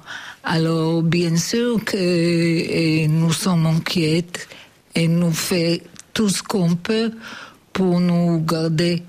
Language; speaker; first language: French; non-native, learner; Hebrew